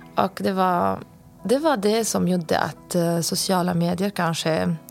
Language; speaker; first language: Swedish; non-native, fluent; Arabic